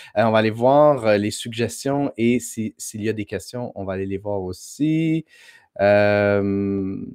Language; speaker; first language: French; native; French